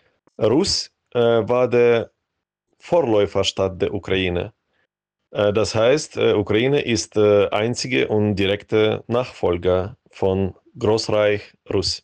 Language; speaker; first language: German; non-native, fluent; Ukrainian